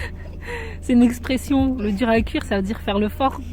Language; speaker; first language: French; native; French